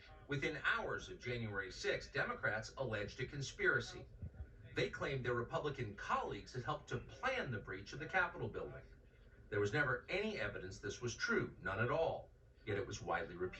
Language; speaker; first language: English; native; English